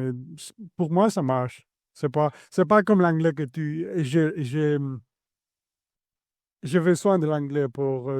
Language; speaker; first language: French; non-native, fluent; Spanish